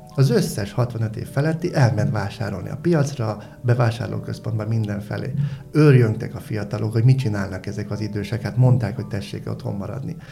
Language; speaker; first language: Hungarian; native; Hungarian